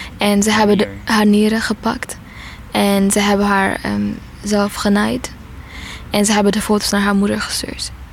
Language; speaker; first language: Dutch; non-native, fluent; Tigrinya